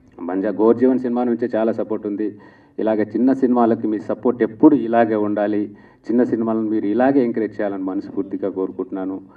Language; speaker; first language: Telugu; non-native, local second language; Lambadi